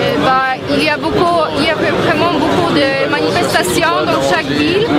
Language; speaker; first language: French; non-native, fluent; Polish